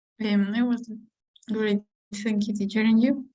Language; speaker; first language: English; non-native, learner; Spanish